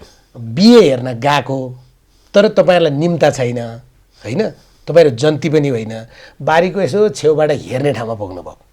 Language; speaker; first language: Nepali; native; Nepali